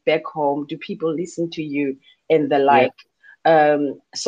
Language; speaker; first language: English; non-native, local second language; Shona